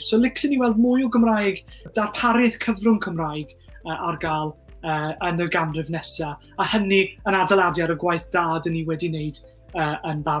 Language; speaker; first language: Welsh; native; Welsh